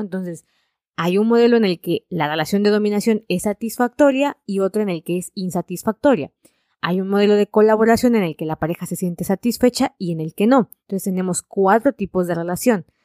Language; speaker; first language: Spanish; native; Spanish